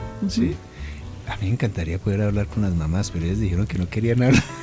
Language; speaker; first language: Spanish; native; Spanish